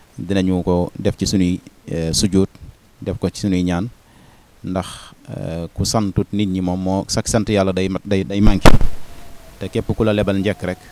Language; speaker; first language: Wolof; native; Wolof